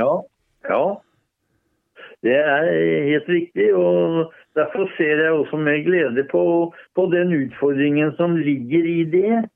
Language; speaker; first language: Norwegian; native; Norwegian